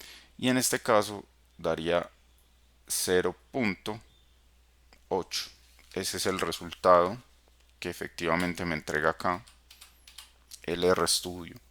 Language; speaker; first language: Spanish; native; Spanish